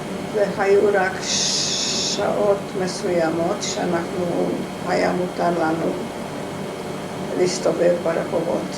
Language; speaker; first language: Hebrew; non-native, fluent; Hungarian